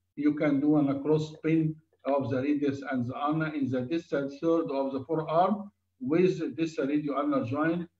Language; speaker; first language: English; non-native, fluent; Arabic